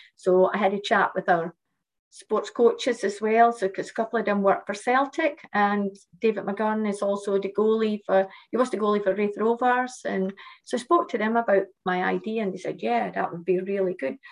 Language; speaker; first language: English; native; English